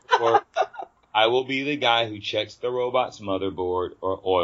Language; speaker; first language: English; native; English